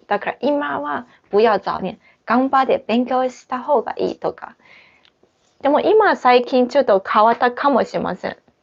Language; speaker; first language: Japanese; non-native, fluent; Chinese